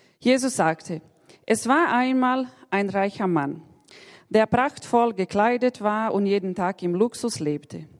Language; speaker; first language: German; non-native, fluent; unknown